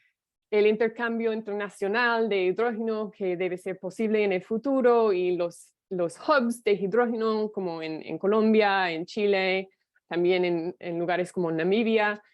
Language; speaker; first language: Spanish; non-native, fluent; English